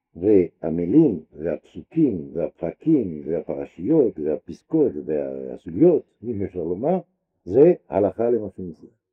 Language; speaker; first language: Hebrew; non-native, fluent; French